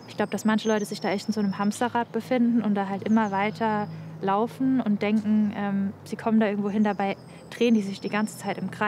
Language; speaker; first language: German; native; German